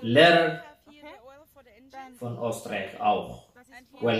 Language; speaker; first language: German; non-native, learner; Somali